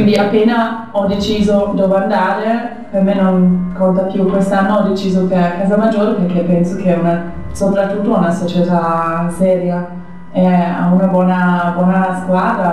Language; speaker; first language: Italian; non-native, fluent; German